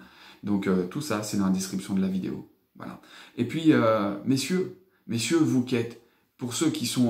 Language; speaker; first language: French; native; French